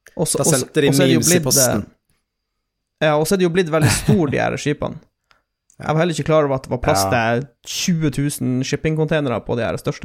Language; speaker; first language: Norwegian; native; Norwegian